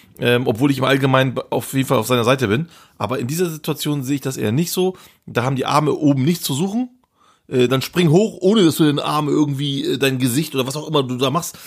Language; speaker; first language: German; early bilingual, other home language; Turkish